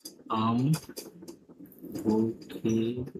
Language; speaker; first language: German; non-native, learner; Bangla